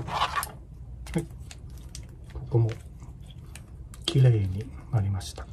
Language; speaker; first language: Japanese; non-native, fluent; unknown